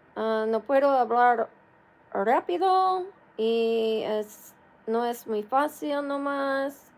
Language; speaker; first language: Spanish; non-native, learner; English